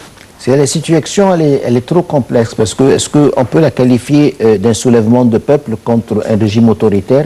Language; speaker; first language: French; non-native, fluent; Arabic